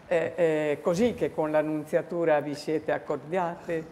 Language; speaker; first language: Italian; native; Italian